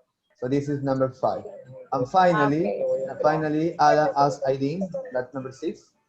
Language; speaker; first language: English; non-native, fluent; Spanish